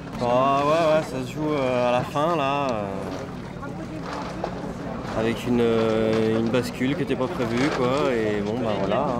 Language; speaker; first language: French; native; French